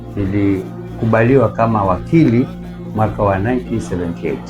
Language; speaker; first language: Swahili; non-native, local second language; Giryama